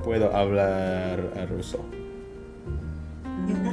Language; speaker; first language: Spanish; non-native, learner; Indonesian